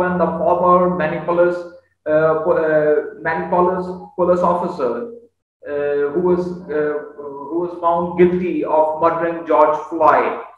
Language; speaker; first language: English; non-native, local second language; Urdu